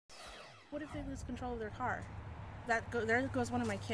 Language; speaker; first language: English; native; English